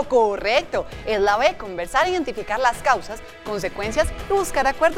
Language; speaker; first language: Spanish; native; Spanish